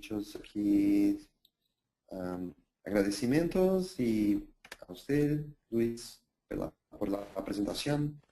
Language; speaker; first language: Spanish; non-native, fluent; Portuguese